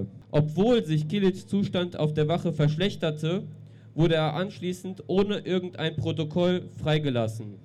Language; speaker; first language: German; native; German